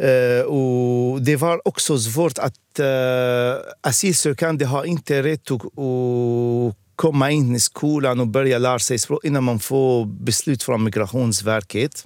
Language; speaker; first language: Swedish; non-native, fluent; Arabic